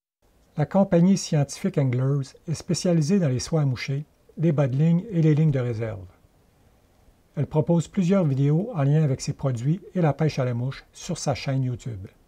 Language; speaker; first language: French; native; French